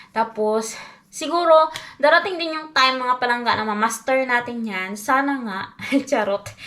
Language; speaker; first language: Filipino; non-native, local second language; Cebuano